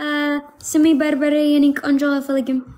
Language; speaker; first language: Amharic; non-native, learner; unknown